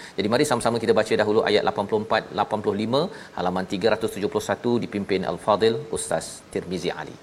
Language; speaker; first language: Malay; native; Malay